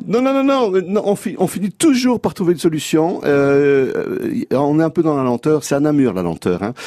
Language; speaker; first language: French; native; French